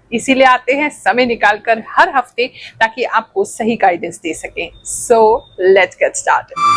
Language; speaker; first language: Hindi; native; Hindi